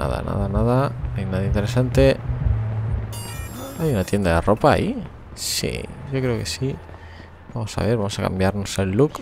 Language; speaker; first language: Spanish; native; Spanish